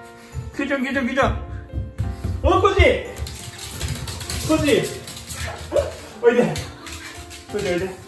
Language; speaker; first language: Japanese; native; Japanese